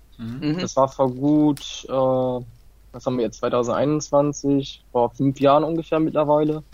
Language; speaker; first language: German; early bilingual, other home language; Italian